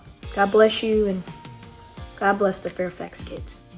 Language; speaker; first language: English; native; English